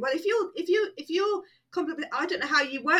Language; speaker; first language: English; native; English